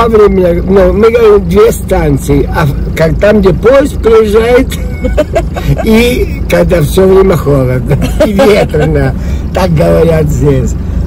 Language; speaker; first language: Russian; early bilingual, heritage; Russian